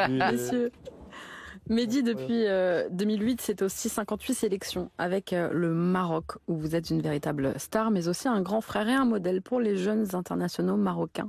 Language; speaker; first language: French; native; French